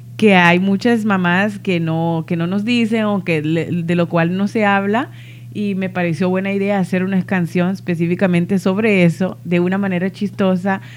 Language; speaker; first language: Spanish; early bilingual, heritage; Spanish